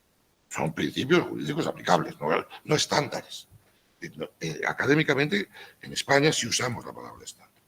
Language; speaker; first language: Spanish; native; Spanish